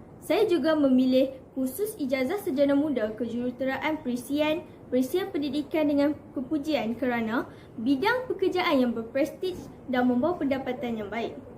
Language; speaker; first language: Malay; native; Malay